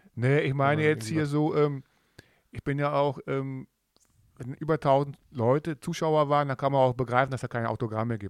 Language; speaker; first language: German; native; German